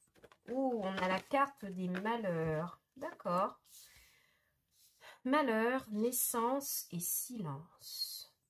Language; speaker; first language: French; native; French